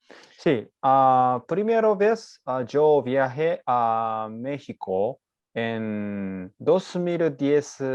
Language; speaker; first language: Spanish; non-native, learner; Japanese